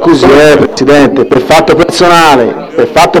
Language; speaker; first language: Italian; native; Italian